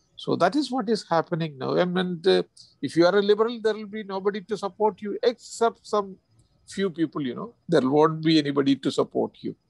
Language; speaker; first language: English; non-native, local second language; Malayalam